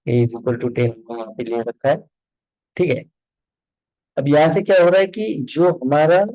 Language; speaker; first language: Hindi; non-native, local second language; Marathi